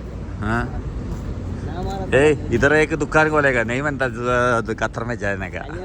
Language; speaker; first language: Hindi; non-native, local second language; Malayalam